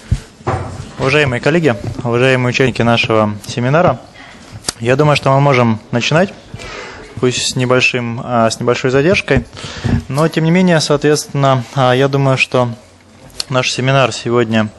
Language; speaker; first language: Russian; native; Russian